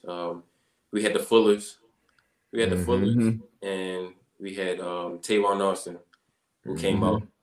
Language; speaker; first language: English; native; English